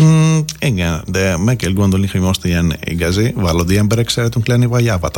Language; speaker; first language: Hungarian; non-native, fluent; Greek